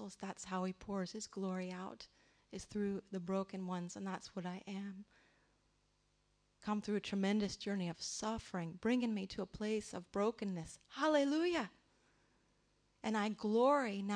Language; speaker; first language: English; native; English